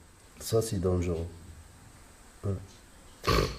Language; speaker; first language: French; non-native, learner; Arabic